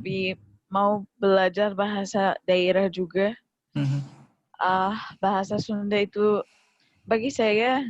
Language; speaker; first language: Indonesian; non-native, fluent; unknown